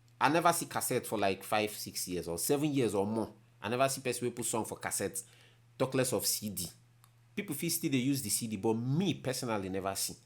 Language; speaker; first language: Nigerian Pidgin; native; Nigerian Pidgin